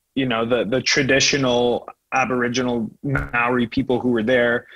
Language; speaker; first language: English; native; English